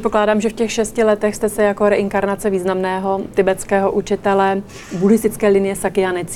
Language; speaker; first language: Czech; native; Czech